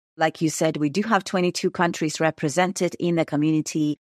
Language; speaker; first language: English; non-native, fluent; Russian